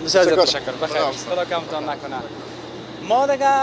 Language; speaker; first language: Persian; native; Persian